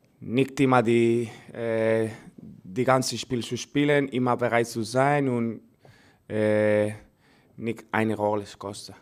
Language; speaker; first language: German; non-native, learner; Spanish